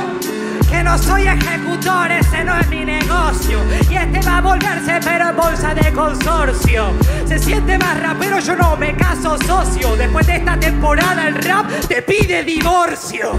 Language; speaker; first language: Spanish; native; Spanish